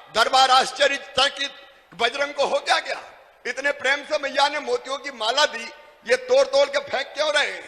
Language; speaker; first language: Hindi; native; Hindi